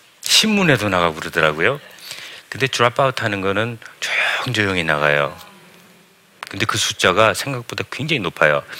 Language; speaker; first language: Korean; early bilingual, heritage; Korean